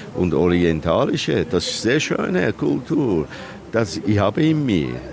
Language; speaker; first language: German; non-native, learner; Persian